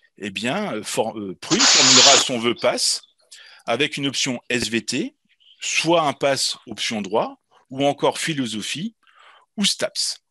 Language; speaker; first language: French; native; French